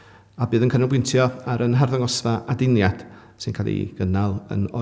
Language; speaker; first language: Welsh; native; Welsh